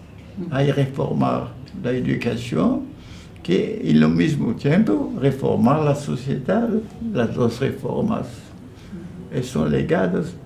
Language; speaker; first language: Spanish; non-native, fluent; French